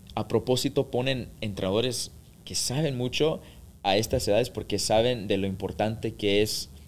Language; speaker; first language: Spanish; early bilingual, heritage; Spanish